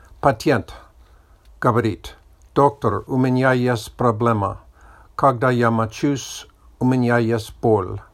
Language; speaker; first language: Russian; non-native, learner; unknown